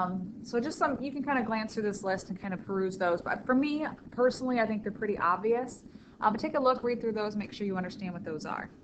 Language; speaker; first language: English; native; English